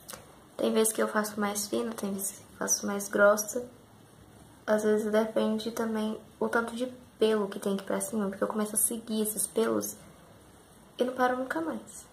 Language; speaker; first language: Portuguese; native; Portuguese